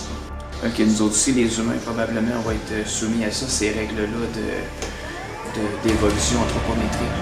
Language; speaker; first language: French; native; French